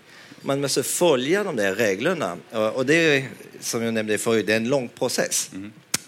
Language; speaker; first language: Swedish; non-native, fluent; French